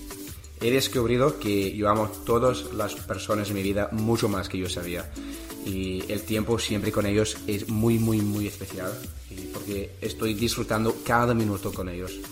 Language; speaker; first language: Spanish; non-native, learner; English